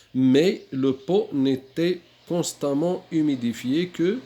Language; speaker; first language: French; non-native, local second language; Arabic